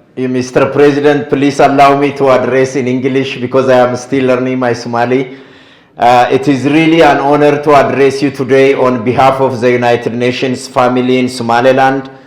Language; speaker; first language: English; non-native, fluent; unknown